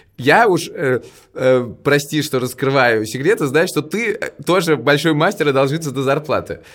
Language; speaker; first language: Russian; native; Russian